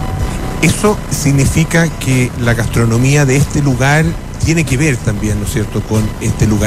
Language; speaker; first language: Spanish; native; Spanish